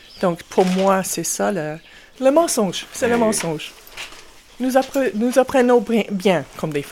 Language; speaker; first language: French; non-native, local second language; English